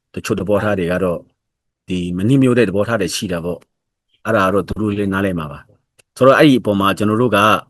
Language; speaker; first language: Burmese; non-native, local second language; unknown